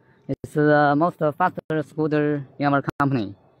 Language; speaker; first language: English; non-native, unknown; Chinese